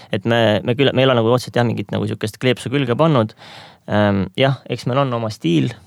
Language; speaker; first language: Estonian; native; Estonian